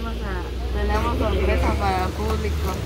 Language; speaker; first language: Spanish; native; Spanish